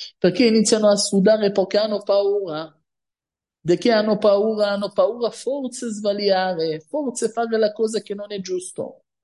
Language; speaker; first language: Italian; non-native, fluent; Hebrew